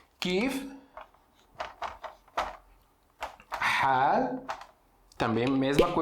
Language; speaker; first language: Portuguese; non-native, fluent; Arabic